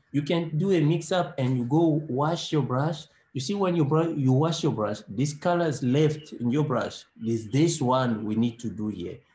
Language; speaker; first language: English; non-native, learner; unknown